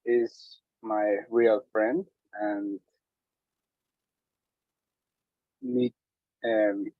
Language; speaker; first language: English; non-native, learner; Spanish